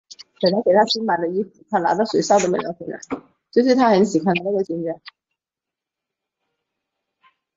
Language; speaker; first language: Chinese; non-native, local second language; Cantonese